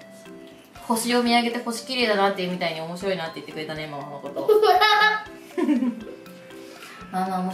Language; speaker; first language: Japanese; native; Japanese